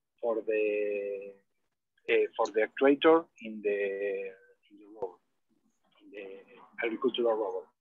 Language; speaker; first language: English; non-native, learner; Spanish